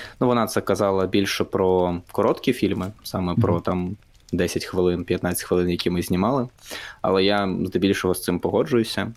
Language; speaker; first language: Ukrainian; non-native, local second language; Russian